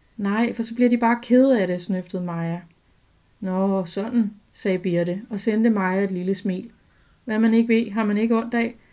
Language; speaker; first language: Danish; native; Danish